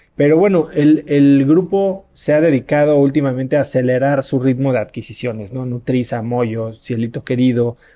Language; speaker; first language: Spanish; native; Spanish